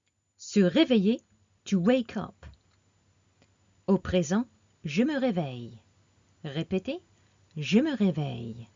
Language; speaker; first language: French; non-native, fluent; English